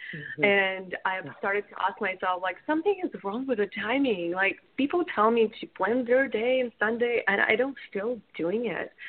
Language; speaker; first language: English; non-native, fluent; Russian